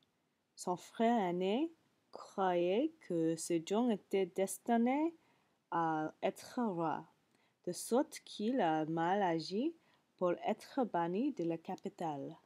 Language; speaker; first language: French; non-native, learner; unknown